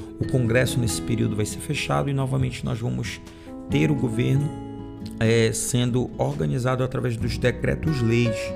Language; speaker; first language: Portuguese; native; Portuguese